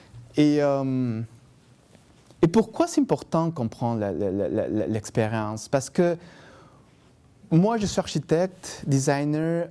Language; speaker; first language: French; non-native, fluent; Spanish